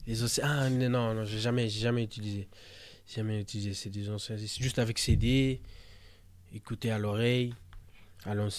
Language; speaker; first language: French; early bilingual, other home language; Portuguese